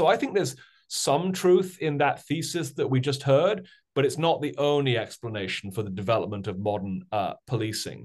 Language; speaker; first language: English; native; English